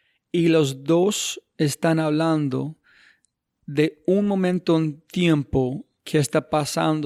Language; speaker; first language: Spanish; non-native, fluent; English